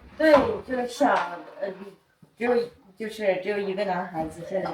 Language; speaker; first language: Chinese; non-native, local second language; Tibetan